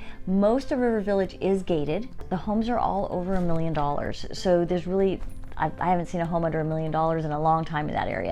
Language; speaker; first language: English; native; English